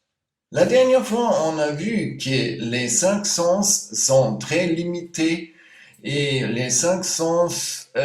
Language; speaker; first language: French; non-native, fluent; German